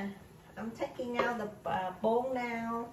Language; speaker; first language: English; non-native, learner; Vietnamese